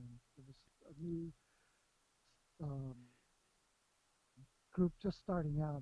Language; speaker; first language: English; native; English